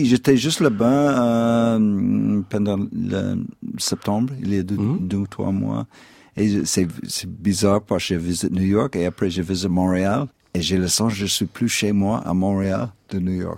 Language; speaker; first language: French; non-native, fluent; English